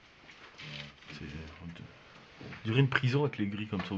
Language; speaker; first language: French; native; French